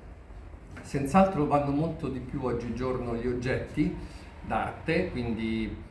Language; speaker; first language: Italian; native; Italian